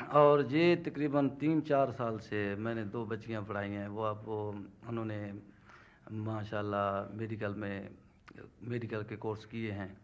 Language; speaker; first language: Urdu; non-native, local second language; Punjabi